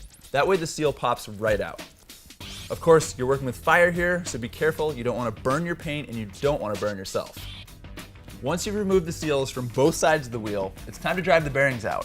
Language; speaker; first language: English; native; English